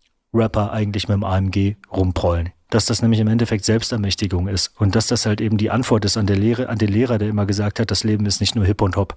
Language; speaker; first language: German; native; German